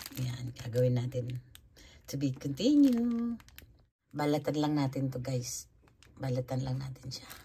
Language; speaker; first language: Filipino; non-native, local second language; Cebuano